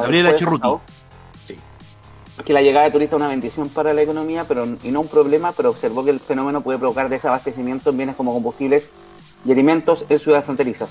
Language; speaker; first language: Spanish; native; Spanish